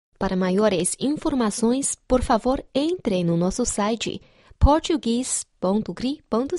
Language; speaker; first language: Portuguese; non-native, fluent; Chinese